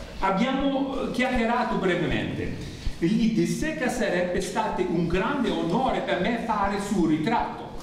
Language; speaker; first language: Italian; non-native, learner; German